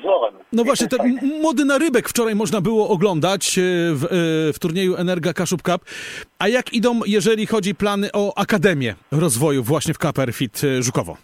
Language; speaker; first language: Polish; native; Polish